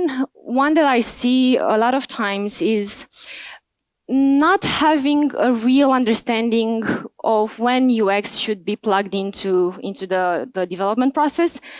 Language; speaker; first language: English; non-native, fluent; Romanian